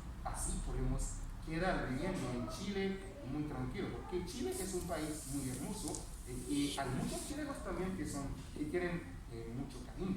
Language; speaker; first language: Spanish; non-native, learner; Haitian Creole